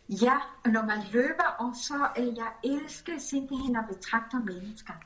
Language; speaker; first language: Danish; early bilingual, other home language; Spanish